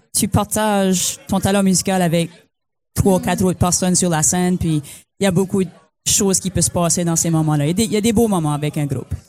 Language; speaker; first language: French; native; French